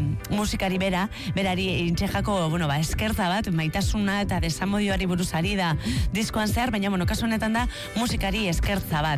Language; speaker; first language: Basque; native; Basque